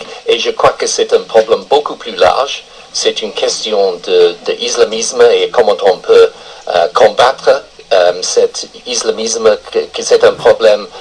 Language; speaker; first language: French; non-native, fluent; English